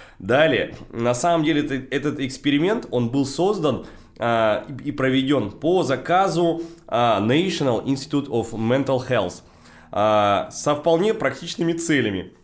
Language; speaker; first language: Russian; native; Russian